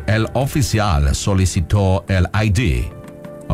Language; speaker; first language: Spanish; non-native, local second language; English